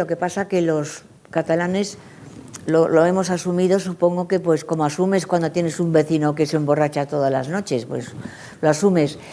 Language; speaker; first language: Spanish; native; Spanish